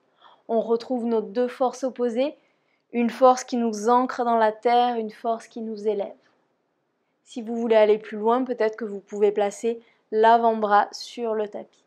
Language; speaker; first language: French; native; French